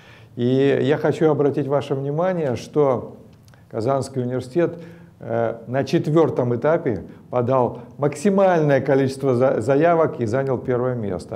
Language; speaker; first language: Russian; native; Russian